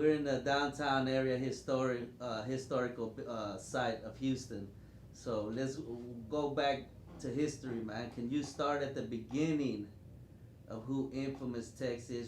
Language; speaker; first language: English; native; English